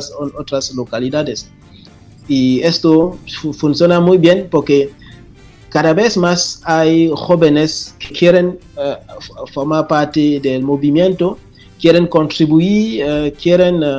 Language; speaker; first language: Spanish; non-native, fluent; French